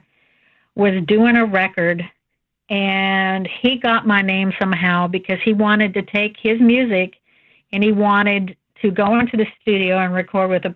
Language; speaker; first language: English; native; English